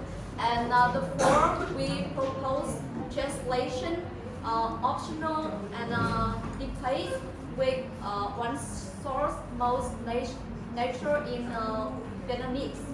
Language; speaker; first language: English; non-native, learner; Vietnamese